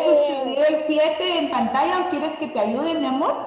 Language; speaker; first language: Spanish; native; Spanish